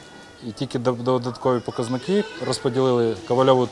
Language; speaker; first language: Ukrainian; native; Ukrainian